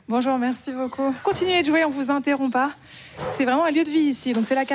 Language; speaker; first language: French; native; French